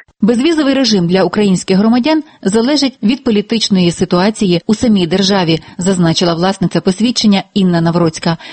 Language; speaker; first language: Ukrainian; native; Ukrainian